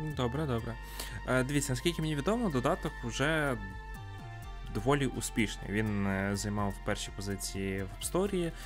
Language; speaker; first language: Ukrainian; native; Ukrainian